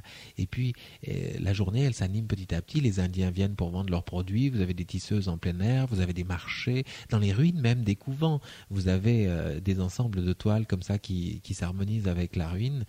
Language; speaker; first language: French; native; French